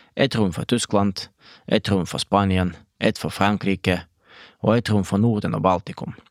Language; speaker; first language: Swedish; non-native, fluent; Russian